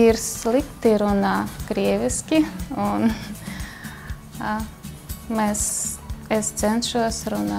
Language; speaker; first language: Latvian; non-native, learner; Russian